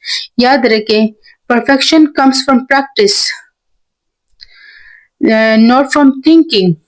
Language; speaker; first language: English; non-native, learner; Hindi